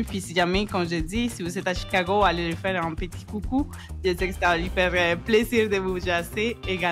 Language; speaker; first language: French; non-native, fluent; Spanish